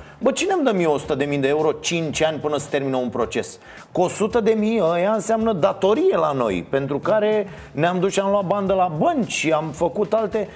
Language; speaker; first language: Romanian; native; Romanian